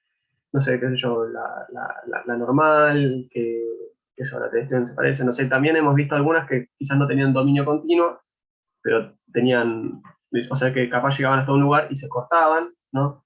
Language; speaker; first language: Spanish; native; Spanish